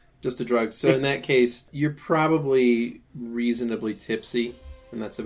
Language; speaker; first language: English; native; English